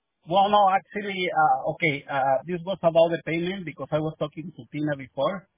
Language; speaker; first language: English; non-native, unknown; Spanish